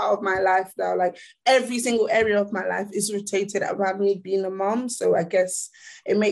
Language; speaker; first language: English; non-native, local second language; Krio